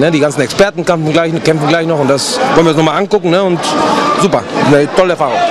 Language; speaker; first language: German; native; German